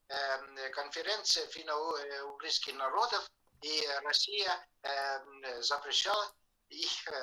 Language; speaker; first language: Russian; non-native, fluent; Estonian